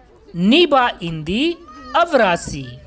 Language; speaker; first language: Russian; non-native, learner; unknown